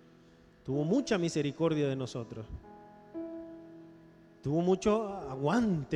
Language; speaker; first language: Spanish; native; Spanish